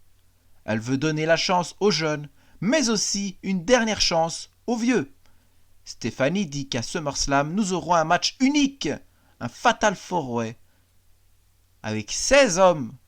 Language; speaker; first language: French; native; French